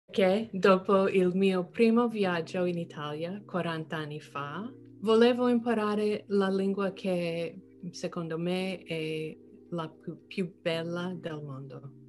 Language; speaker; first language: Italian; non-native, fluent; English